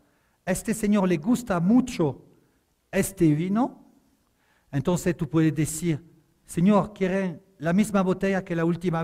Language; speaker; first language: Spanish; non-native, fluent; French